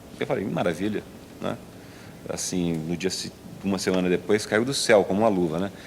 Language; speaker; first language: Portuguese; native; Portuguese